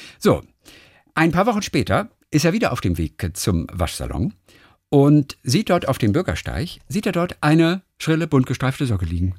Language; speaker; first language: German; native; German